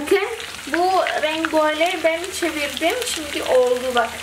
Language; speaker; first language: Turkish; non-native, learner; Indonesian